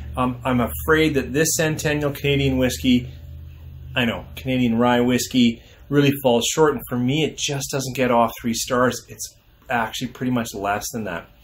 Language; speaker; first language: English; native; English